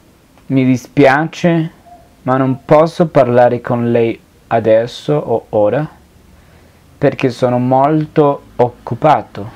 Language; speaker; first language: Italian; non-native, fluent; Spanish